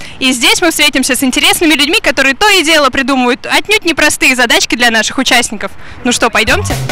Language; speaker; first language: Russian; native; Russian